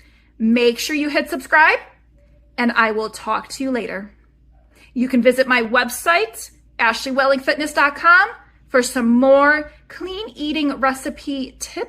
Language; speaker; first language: English; native; English